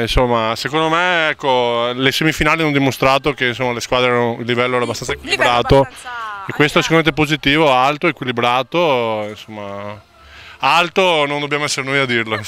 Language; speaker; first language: Italian; native; Italian